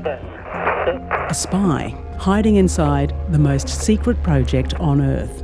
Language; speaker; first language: English; native; English